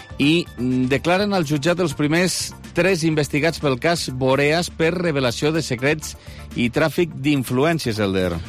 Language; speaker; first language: Catalan; native; Catalan